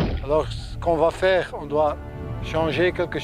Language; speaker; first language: French; non-native, local second language; Dutch